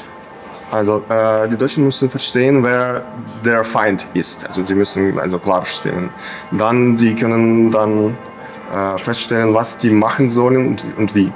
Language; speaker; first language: German; non-native, fluent; Ukrainian